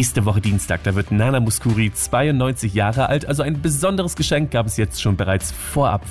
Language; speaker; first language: German; native; German